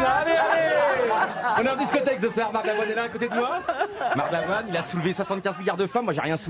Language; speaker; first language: French; native; French